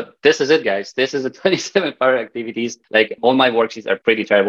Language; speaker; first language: English; non-native, fluent; Polish